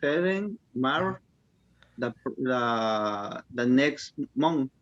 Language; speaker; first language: English; non-native, learner; Spanish